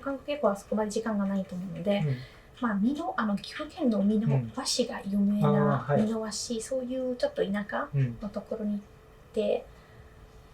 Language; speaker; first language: Japanese; non-native, fluent; Italian